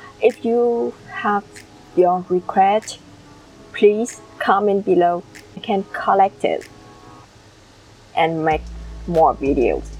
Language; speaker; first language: English; non-native, learner; Vietnamese